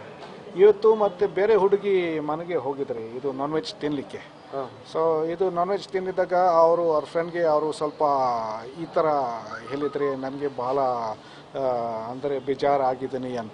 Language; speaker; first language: Kannada; non-native, fluent; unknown